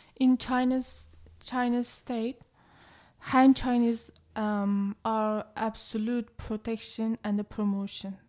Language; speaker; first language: English; non-native, learner; Chinese